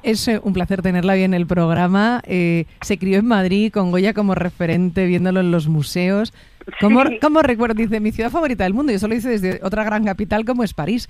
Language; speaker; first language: Spanish; native; Spanish